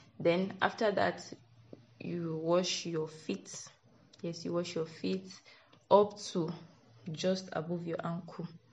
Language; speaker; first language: English; non-native, local second language; Yoruba